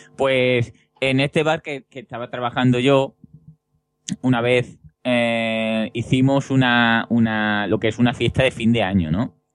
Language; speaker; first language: Spanish; native; Spanish